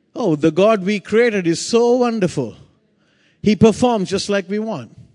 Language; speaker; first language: English; non-native, local second language; Sinhala